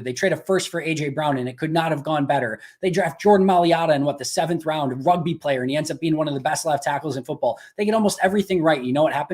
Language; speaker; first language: English; native; English